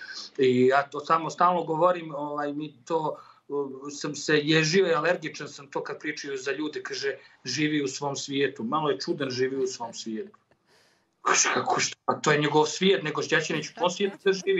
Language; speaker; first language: Serbian; native; Serbian